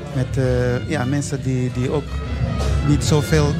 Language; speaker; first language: Dutch; non-native, fluent; Portuguese